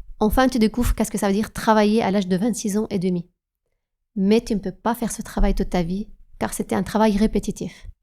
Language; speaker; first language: French; non-native, fluent; Arabic